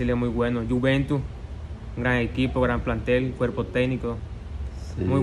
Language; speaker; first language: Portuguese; non-native, learner; Spanish